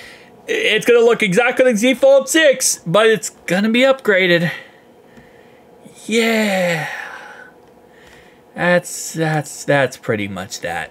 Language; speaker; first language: English; native; English